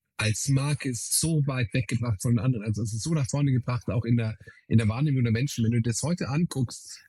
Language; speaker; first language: German; native; German